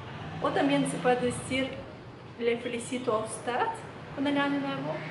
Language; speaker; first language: Spanish; non-native, fluent; Russian